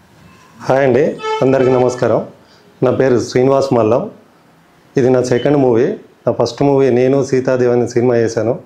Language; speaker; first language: Telugu; native; Telugu